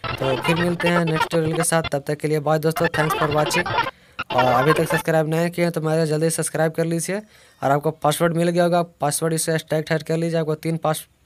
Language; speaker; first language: Hindi; native; Hindi